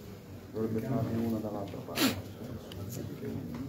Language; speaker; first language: Italian; native; Italian